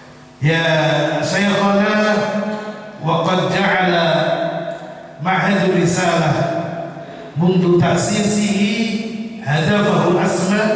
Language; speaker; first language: Arabic; non-native, fluent; Indonesian